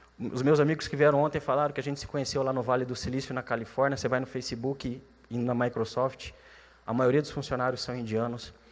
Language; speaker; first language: Portuguese; native; Portuguese